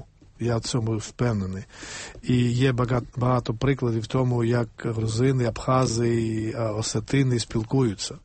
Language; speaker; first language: Ukrainian; non-native, fluent; Georgian